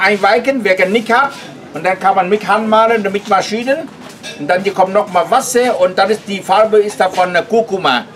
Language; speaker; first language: German; non-native, learner; Vietnamese